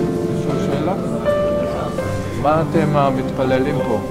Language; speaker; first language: Hebrew; non-native, learner; Korean